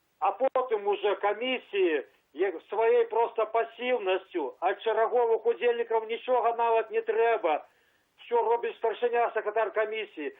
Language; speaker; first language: Belarusian; native; Belarusian